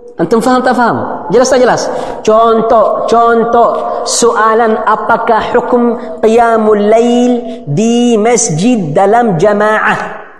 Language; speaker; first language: Malay; non-native, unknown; Arabic